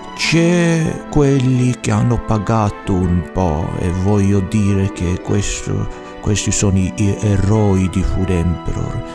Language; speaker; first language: Italian; non-native, learner; Swedish